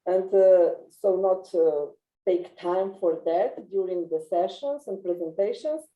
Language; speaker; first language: English; non-native, fluent; Slovenian